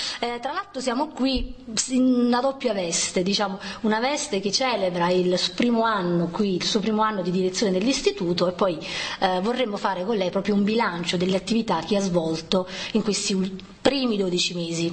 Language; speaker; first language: Italian; native; Italian